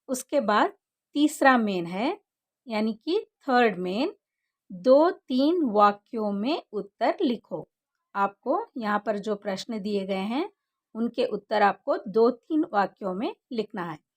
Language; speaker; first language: Hindi; non-native, local second language; Kannada